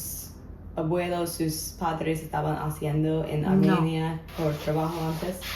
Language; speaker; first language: Spanish; non-native, learner; English